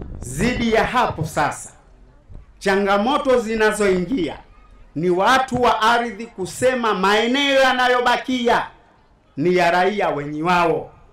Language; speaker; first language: Swahili; native; Swahili